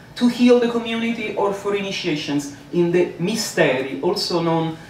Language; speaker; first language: English; non-native, fluent; Italian